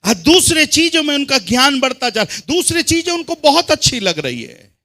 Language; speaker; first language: Hindi; non-native, local second language; Telugu